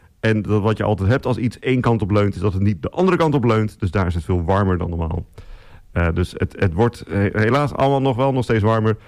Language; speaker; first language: Dutch; native; Dutch